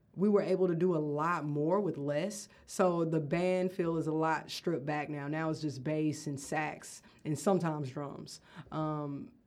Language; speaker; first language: English; native; English